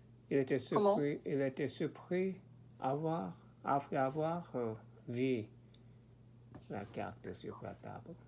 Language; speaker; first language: French; non-native, learner; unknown